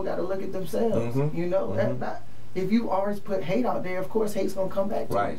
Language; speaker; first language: English; native; English